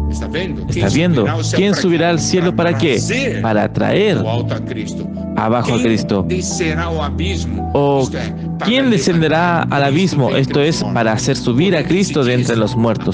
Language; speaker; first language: Spanish; non-native, fluent; Portuguese